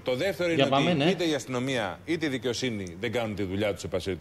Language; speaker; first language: Greek; native; Greek